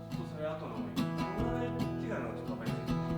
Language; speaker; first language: Japanese; native; Japanese